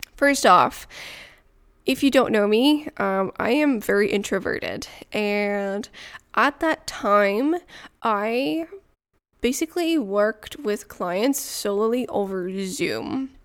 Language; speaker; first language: English; non-native, fluent; French